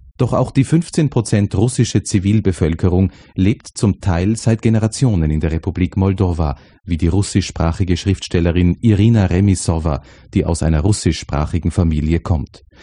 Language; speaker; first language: German; native; German